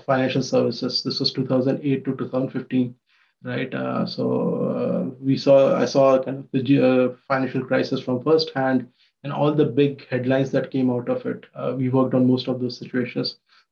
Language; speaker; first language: English; non-native, local second language; Hindi